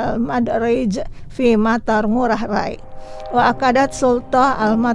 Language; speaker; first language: Arabic; non-native, fluent; Indonesian